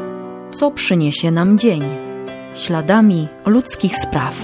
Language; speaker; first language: Polish; native; Polish